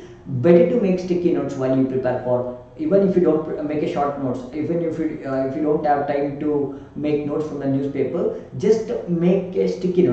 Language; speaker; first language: English; non-native, local second language; Kannada